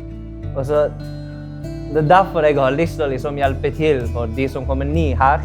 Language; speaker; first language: Norwegian; non-native, fluent; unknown